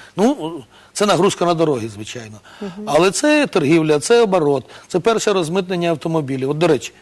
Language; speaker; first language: Ukrainian; native; Ukrainian